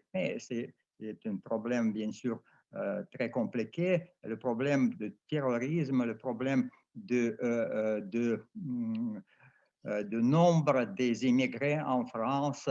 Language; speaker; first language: French; non-native, fluent; Russian